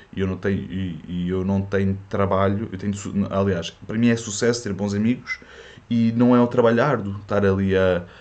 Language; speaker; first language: Portuguese; early bilingual, other home language; French